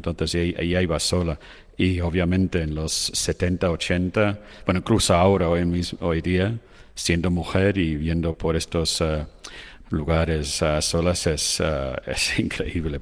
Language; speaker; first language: Spanish; non-native, fluent; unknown